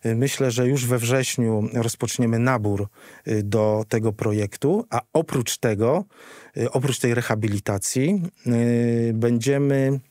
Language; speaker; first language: Polish; native; Polish